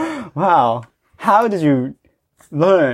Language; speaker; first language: English; non-native, fluent; Japanese